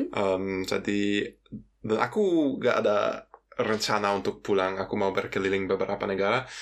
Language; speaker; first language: Indonesian; non-native, fluent; German